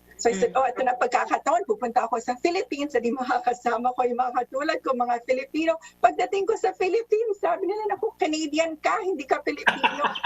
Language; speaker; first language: Filipino; early bilingual, heritage; Filipino